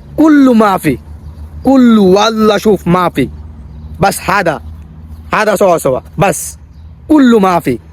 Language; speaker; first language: Arabic; non-native, learner; Bangla